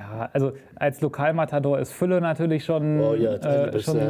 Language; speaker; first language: German; native; German